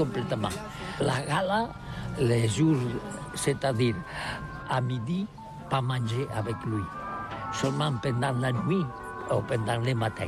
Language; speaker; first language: French; non-native, learner; Catalan